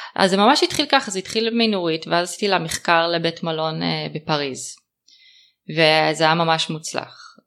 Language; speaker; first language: Hebrew; native; Hebrew